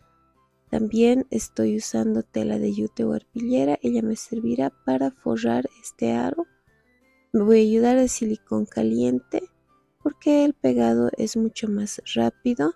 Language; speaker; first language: Spanish; native; Spanish